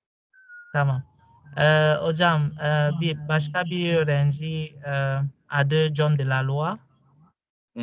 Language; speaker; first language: Turkish; non-native, fluent; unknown